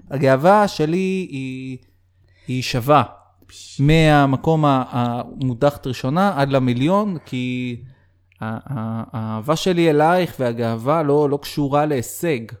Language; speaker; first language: Hebrew; native; Hebrew